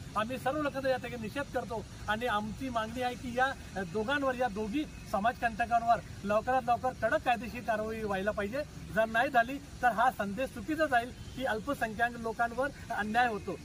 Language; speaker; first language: Marathi; non-native, local second language; Urdu